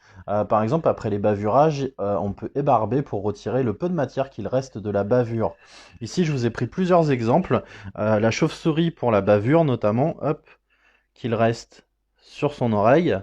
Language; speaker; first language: French; native; French